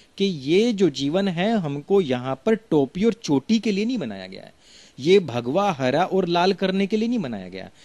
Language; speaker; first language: Hindi; native; Hindi